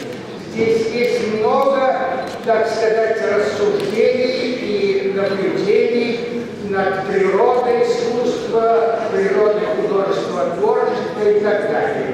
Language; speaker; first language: Russian; native; Russian